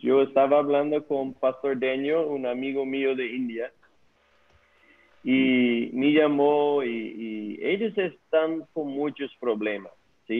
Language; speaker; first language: Spanish; non-native, learner; Dutch